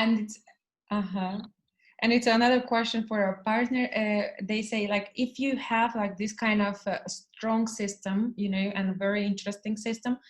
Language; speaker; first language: English; non-native, learner; Russian